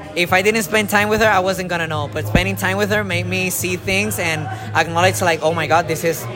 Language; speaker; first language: English; non-native, learner; Spanish